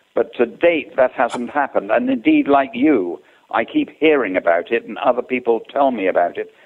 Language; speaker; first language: English; native; English